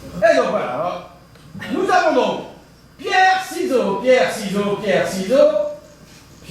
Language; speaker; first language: French; native; French